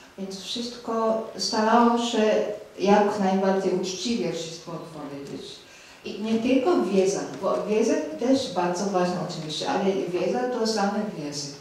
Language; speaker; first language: Polish; non-native, fluent; Japanese